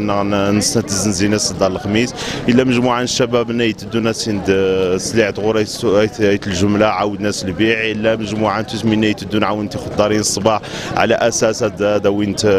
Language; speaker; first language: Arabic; non-native, local second language; Central Atlas Tamazight